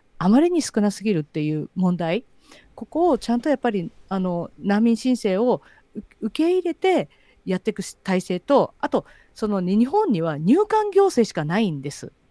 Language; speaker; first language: Japanese; native; Japanese